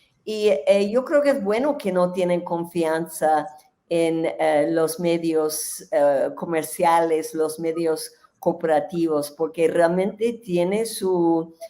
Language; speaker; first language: Spanish; non-native, fluent; English